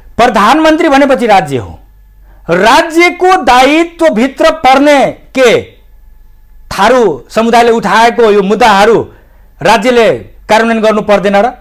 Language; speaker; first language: Nepali; non-native, local second language; Maithili